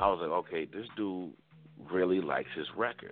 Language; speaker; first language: English; native; English